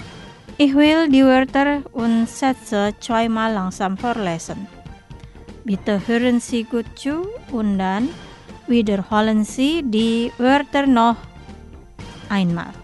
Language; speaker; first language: German; non-native, fluent; Indonesian